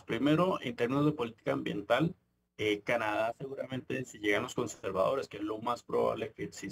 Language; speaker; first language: Spanish; native; Spanish